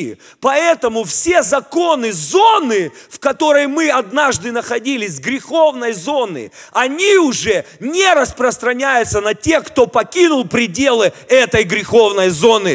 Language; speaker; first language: Russian; native; Russian